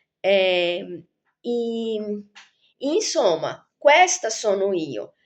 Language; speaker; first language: Italian; non-native, fluent; Portuguese